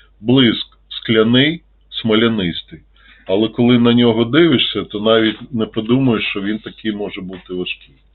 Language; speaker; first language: Ukrainian; non-native, local second language; Russian